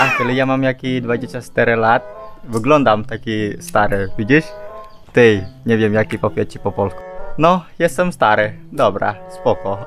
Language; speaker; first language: Polish; non-native, learner; Indonesian